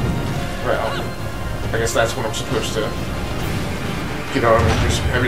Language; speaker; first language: English; native; English